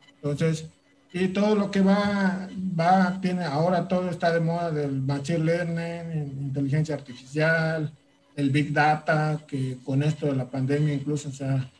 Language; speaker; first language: Spanish; native; Spanish